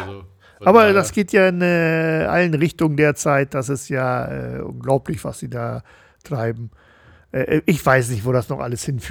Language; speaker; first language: German; native; German